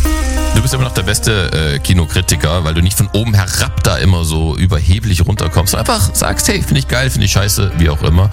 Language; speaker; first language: German; native; German